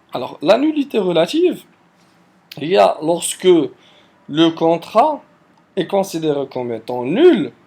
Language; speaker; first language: French; non-native, local second language; Arabic